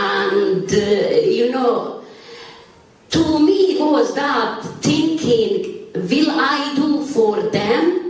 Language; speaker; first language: English; non-native, learner; Bosnian